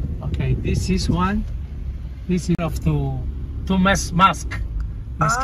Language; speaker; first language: English; non-native, learner; Spanish